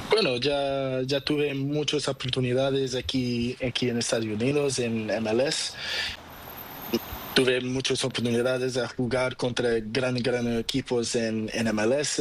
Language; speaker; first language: Spanish; non-native, learner; Portuguese